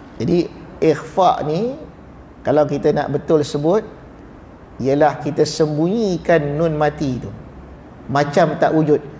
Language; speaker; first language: Malay; native; Malay